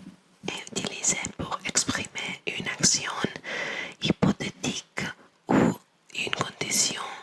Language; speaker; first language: French; non-native, learner; English